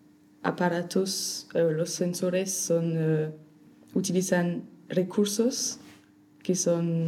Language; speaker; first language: Spanish; non-native, fluent; French